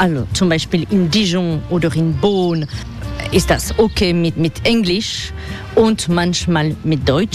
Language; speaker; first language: German; non-native, fluent; French